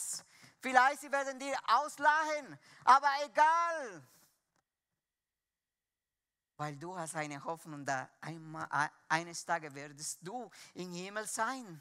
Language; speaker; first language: German; non-native, fluent; Spanish